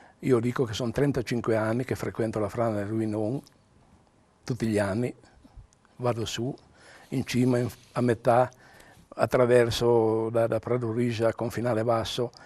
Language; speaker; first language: Italian; native; Italian